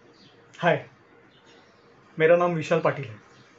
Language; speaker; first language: Hindi; non-native, local second language; Marathi